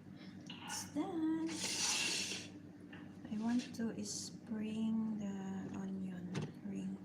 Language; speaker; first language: English; non-native, learner; Bikol